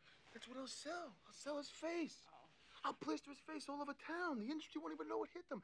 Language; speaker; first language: English; native; English